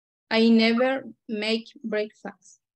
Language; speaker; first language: English; non-native, learner; Spanish